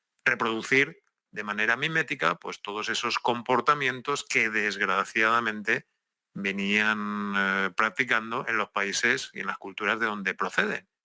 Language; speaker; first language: Spanish; native; Spanish